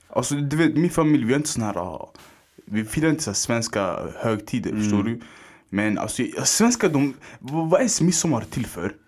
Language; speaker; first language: Swedish; early bilingual, other home language; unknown